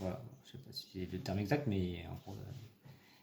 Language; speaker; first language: French; native; French